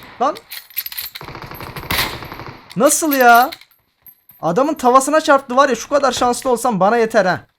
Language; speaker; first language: Turkish; native; Turkish